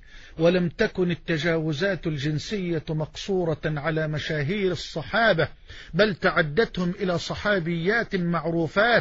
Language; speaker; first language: Arabic; native; Arabic